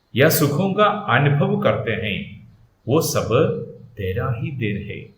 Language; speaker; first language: Hindi; non-native, local second language; Malayalam